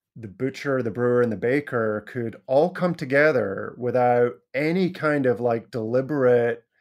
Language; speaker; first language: English; native; English